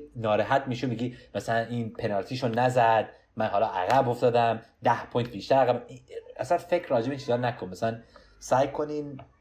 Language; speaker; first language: Persian; early bilingual, heritage; Persian